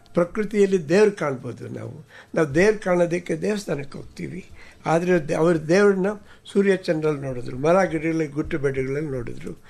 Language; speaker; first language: Kannada; native; Kannada